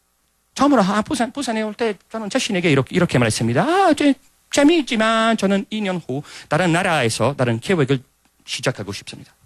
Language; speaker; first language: Korean; non-native, fluent; Italian